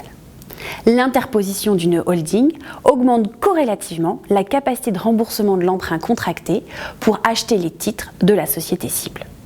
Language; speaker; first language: French; native; French